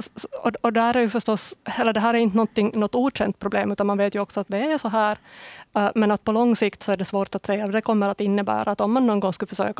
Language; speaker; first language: Swedish; native; Swedish